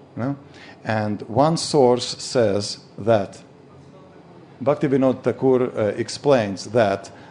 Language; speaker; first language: English; non-native, fluent; Latvian